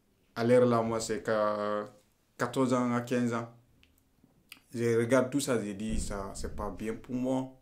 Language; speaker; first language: French; non-native, learner; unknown